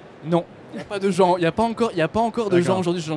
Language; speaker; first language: French; native; French